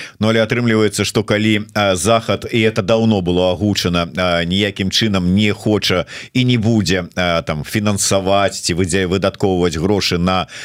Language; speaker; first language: Belarusian; non-native, local second language; Russian